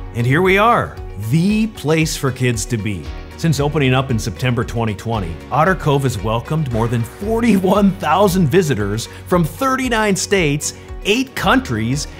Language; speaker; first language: English; native; English